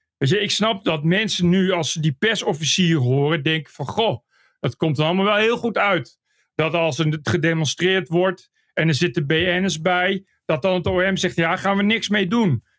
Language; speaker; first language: Dutch; native; Dutch